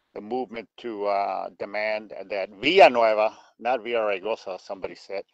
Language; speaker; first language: English; native; English